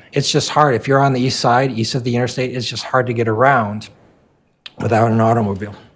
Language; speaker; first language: English; native; English